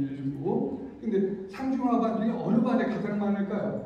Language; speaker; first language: Korean; native; Korean